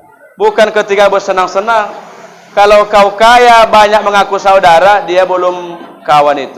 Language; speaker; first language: Indonesian; native; Indonesian